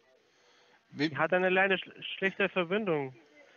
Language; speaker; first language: German; non-native, fluent; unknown